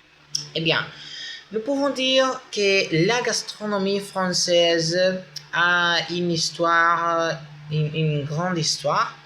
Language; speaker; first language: French; non-native, learner; Spanish